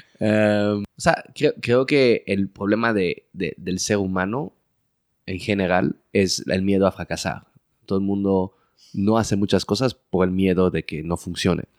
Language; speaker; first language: Spanish; early bilingual, heritage; French